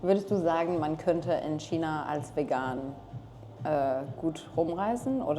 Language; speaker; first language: German; non-native, fluent; French